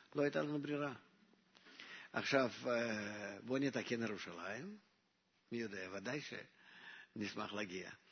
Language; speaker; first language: Hebrew; non-native, fluent; Russian